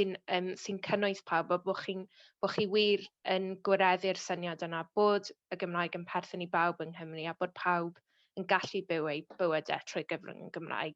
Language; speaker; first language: Welsh; native; Welsh